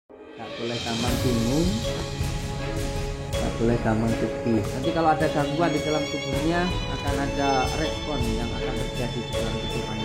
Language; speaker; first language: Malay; non-native, local second language; Javanese